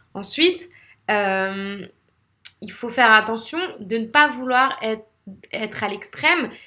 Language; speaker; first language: French; native; French